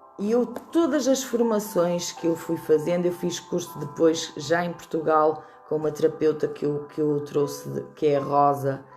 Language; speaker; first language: Portuguese; native; Portuguese